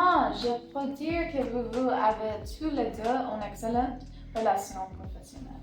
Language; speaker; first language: French; non-native, learner; English